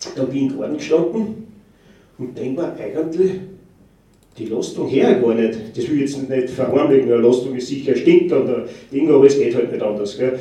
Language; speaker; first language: German; native; German